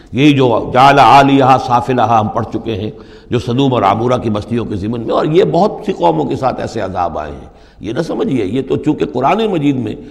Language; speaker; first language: Urdu; native; Urdu